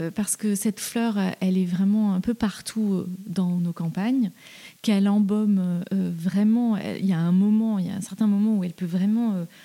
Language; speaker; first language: French; native; French